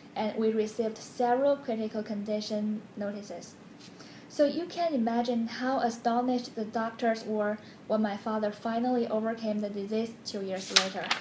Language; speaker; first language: English; non-native, fluent; Chinese